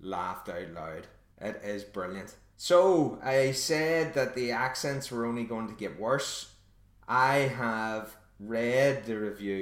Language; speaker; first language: English; native; English